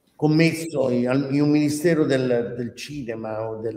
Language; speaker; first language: Italian; early bilingual, heritage; Arabic